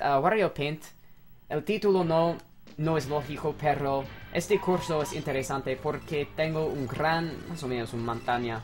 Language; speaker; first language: Spanish; non-native, learner; English